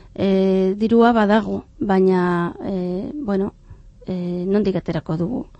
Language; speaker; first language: Basque; non-native, fluent; Catalan